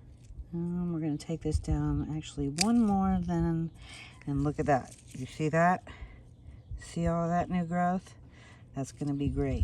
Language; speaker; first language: English; native; English